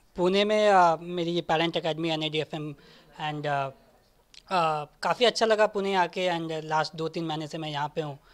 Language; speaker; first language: Hindi; native; Hindi